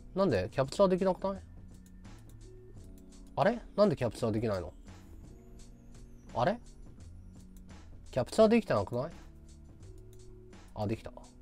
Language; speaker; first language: Japanese; native; Japanese